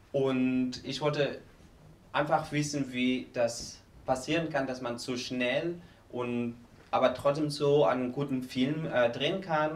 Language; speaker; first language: German; non-native, learner; Spanish